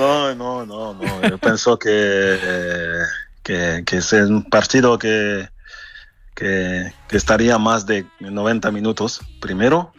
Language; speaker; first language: Spanish; non-native, fluent; French